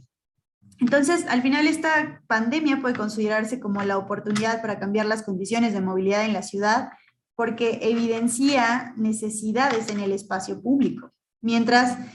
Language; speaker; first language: Spanish; native; Spanish